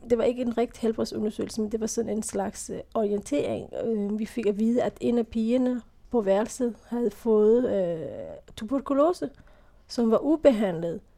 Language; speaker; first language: Danish; non-native, fluent; Somali